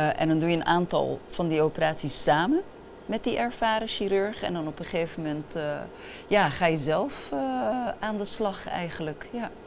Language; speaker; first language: Dutch; early bilingual, other home language; Arabic